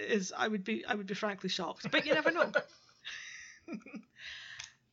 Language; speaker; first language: English; native; English